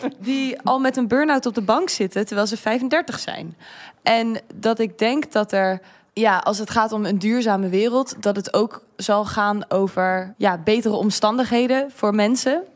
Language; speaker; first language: Dutch; early bilingual, heritage; Dutch